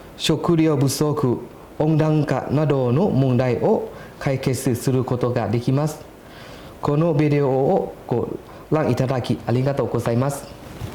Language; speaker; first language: Japanese; non-native, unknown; Thai